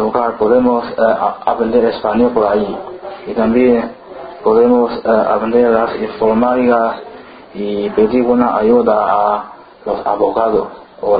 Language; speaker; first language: Spanish; non-native, learner; Chinese